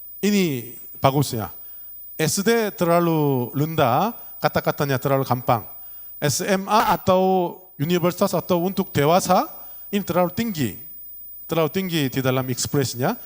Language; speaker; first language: Indonesian; non-native, learner; Korean